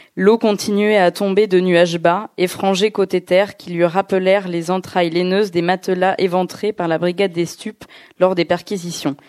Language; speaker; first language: French; native; French